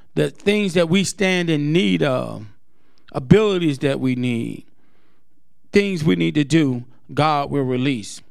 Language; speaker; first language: English; native; English